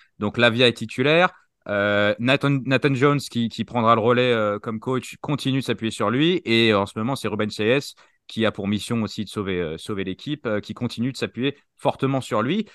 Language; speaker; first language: French; native; French